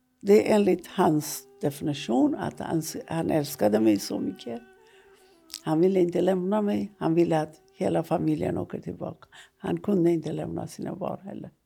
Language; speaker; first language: Swedish; non-native, fluent; Persian